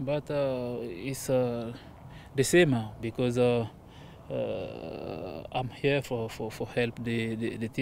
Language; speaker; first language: English; non-native, learner; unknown